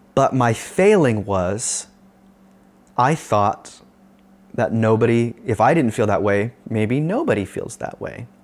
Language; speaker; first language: English; native; English